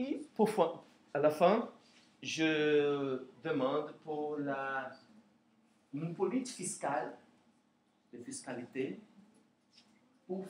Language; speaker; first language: French; non-native, learner; Portuguese